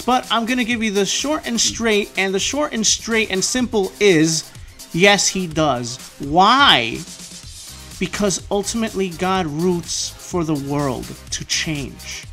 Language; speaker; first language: English; early bilingual, other home language; Spanish